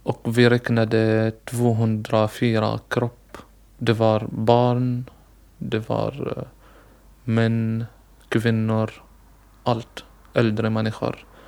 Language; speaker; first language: Swedish; non-native, learner; Arabic